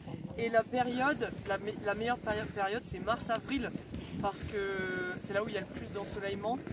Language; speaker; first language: French; native; French